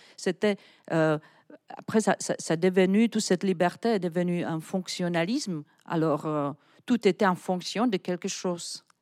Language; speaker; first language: French; non-native, fluent; Czech